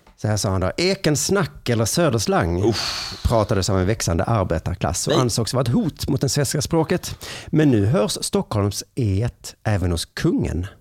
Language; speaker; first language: Swedish; native; Swedish